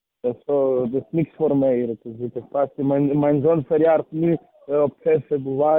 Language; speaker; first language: Dutch; early bilingual, other home language; Serbian